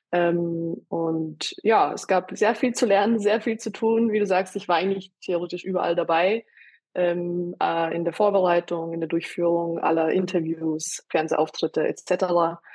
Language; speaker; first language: German; early bilingual, other home language; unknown